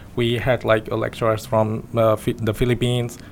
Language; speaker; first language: English; non-native, local second language; Bangla